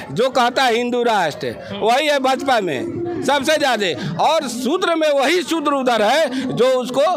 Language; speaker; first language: Hindi; native; Hindi